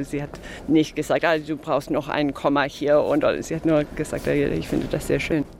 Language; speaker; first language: German; non-native, fluent; English